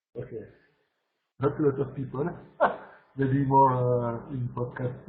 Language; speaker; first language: English; non-native, learner; French